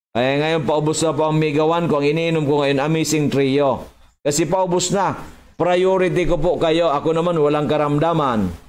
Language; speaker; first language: Filipino; native; Filipino